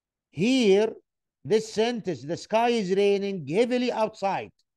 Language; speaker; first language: English; non-native, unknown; Arabic